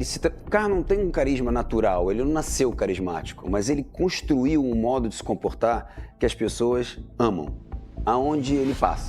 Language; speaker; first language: Portuguese; native; Portuguese